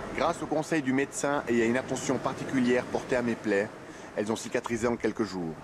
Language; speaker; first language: French; native; French